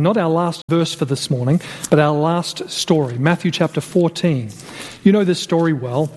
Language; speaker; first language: English; native; English